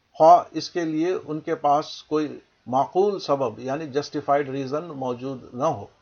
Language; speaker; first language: Urdu; native; Urdu